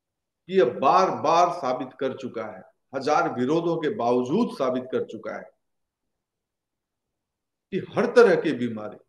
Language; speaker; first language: Hindi; native; Hindi